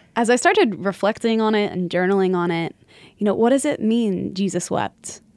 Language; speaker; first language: English; native; English